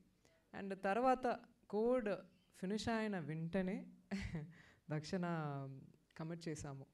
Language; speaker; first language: Telugu; non-native, fluent; Tamil